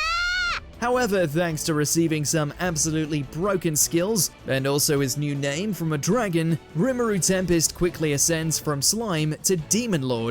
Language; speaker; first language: English; native; English